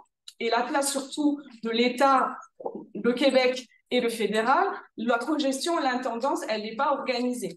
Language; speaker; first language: French; native; French